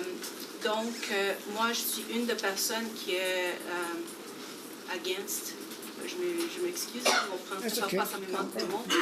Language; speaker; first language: French; non-native, fluent; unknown